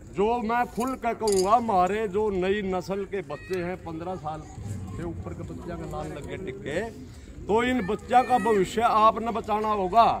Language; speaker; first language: Hindi; native; Hindi